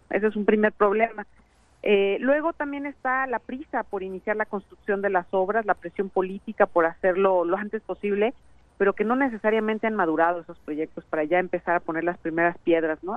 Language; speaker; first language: Spanish; native; Spanish